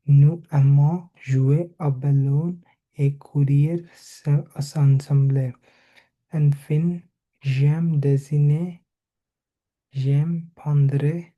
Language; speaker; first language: French; non-native, learner; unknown